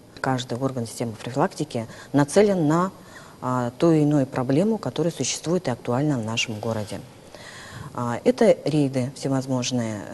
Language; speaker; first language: Russian; native; Russian